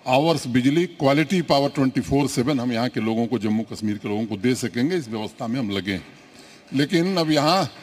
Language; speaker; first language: Hindi; native; Hindi